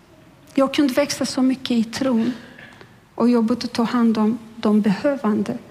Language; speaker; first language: Swedish; non-native, fluent; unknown